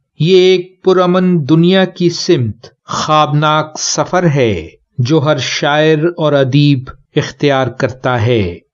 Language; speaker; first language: Urdu; native; Urdu